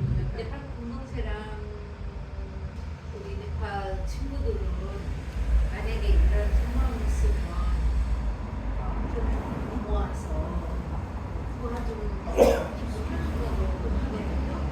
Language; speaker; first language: Korean; non-native, learner; Nepali